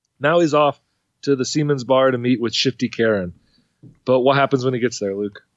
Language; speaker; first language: English; native; English